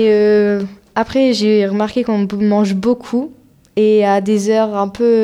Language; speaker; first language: French; native; French